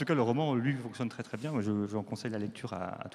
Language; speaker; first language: French; native; French